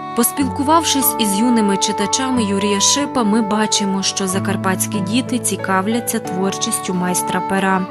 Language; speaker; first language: Ukrainian; native; Ukrainian